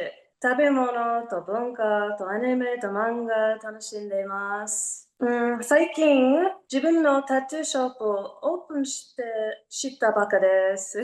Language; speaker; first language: Japanese; non-native, learner; English